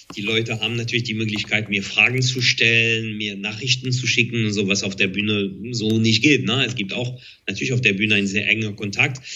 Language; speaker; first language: German; non-native, fluent; French